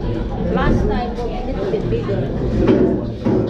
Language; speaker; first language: English; non-native, learner; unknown